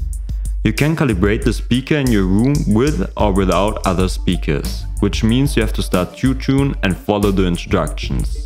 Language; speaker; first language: English; non-native, fluent; German